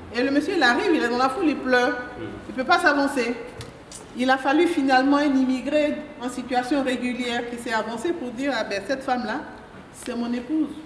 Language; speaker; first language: French; non-native, local second language; Mandingo